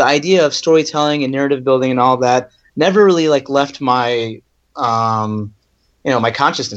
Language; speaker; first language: English; native; English